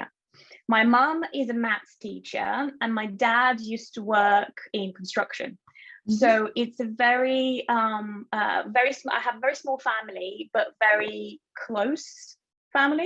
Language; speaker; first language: English; non-native, fluent; Bulgarian